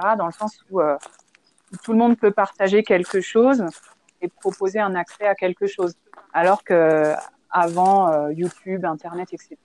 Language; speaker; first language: French; native; French